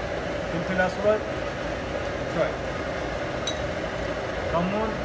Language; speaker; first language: Arabic; non-native, learner; Urdu